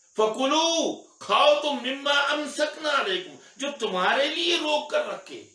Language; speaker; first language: Urdu; non-native, local second language; Punjabi